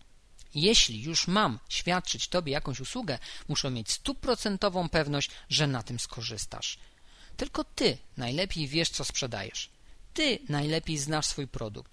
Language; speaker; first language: Polish; native; Polish